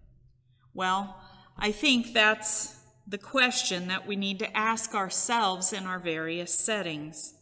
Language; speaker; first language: English; native; English